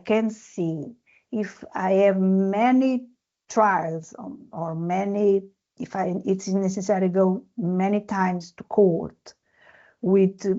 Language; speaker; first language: English; non-native, learner; Portuguese